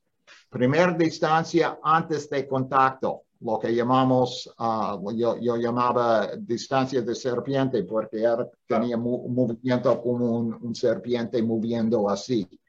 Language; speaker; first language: Spanish; non-native, fluent; English